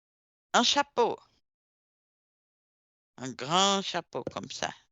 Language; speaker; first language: French; non-native, fluent; Portuguese